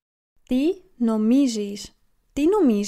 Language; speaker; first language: Greek; non-native, learner; English